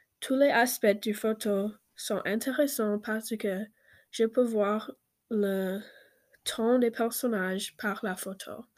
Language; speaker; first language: French; non-native, learner; English